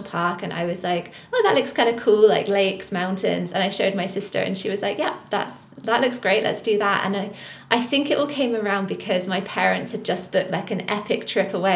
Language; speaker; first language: English; native; English